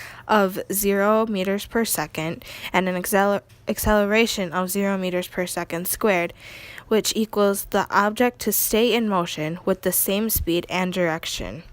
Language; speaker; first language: English; native; English